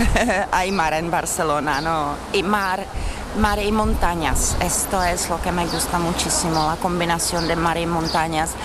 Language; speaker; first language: Spanish; non-native, fluent; Czech